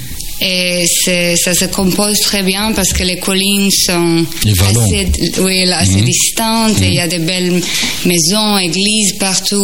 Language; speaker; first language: French; non-native, fluent; Croatian